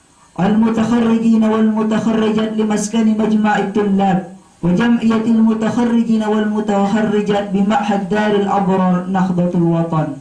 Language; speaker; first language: Arabic; non-native, fluent; Indonesian